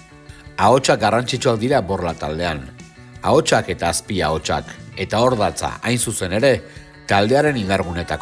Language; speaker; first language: Basque; native; Basque